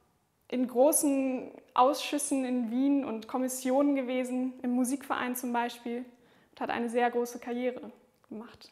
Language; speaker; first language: German; native; German